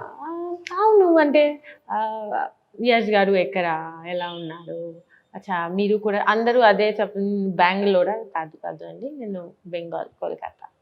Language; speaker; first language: Telugu; non-native, learner; Bangla